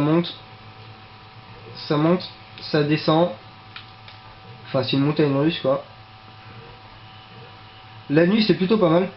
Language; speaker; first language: French; native; French